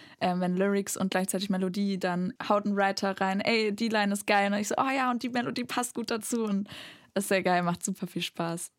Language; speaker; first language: German; native; German